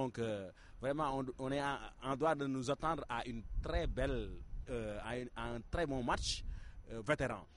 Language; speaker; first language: French; non-native, local second language; Wolof